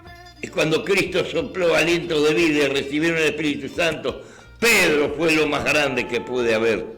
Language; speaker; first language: Spanish; native; Spanish